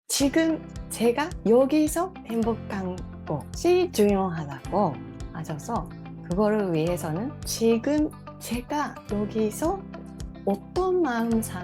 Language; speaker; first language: Korean; non-native, fluent; Japanese